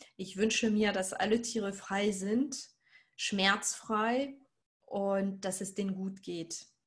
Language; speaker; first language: German; non-native, fluent; French